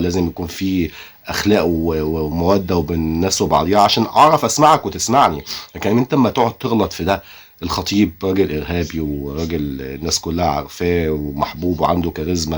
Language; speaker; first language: Arabic; native; Arabic